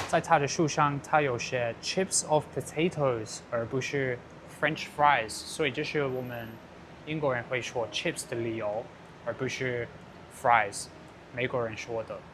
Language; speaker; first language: Chinese; non-native, fluent; English